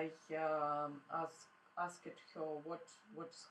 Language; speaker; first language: English; non-native, learner; Russian